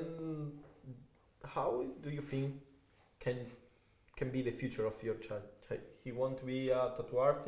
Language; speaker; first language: English; non-native, fluent; Italian